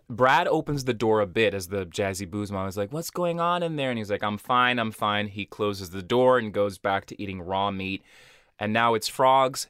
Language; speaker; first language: English; early bilingual, other home language; Portuguese